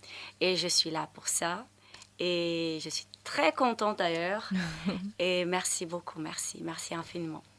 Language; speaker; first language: French; non-native, fluent; Portuguese